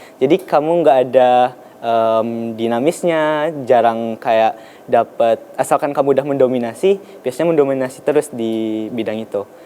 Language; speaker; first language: Indonesian; native; Indonesian